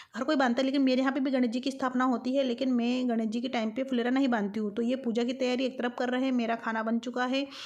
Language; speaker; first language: Hindi; non-native, local second language; Bangla